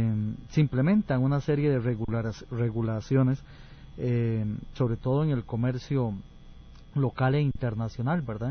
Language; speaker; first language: Spanish; native; Spanish